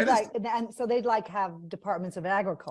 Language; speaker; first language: English; native; English